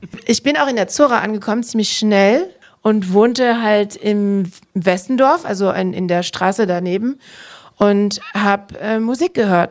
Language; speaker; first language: German; non-native, fluent; French